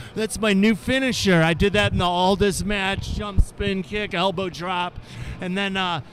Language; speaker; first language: English; native; English